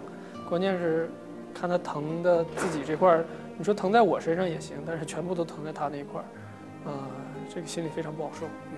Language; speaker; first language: Chinese; native; Chinese